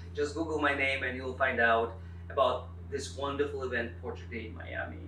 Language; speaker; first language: English; non-native, fluent; Russian